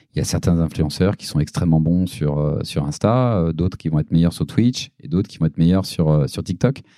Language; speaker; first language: French; native; French